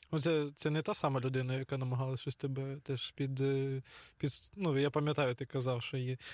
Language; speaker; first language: Ukrainian; native; Ukrainian